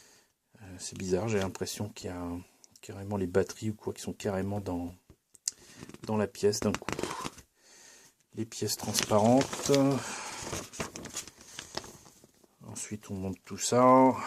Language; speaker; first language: French; native; French